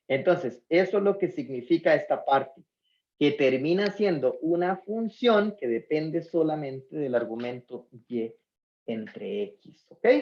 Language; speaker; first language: Spanish; native; Spanish